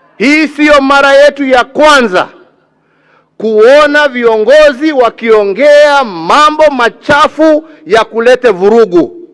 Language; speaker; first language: Swahili; non-native, local second language; Kikuyu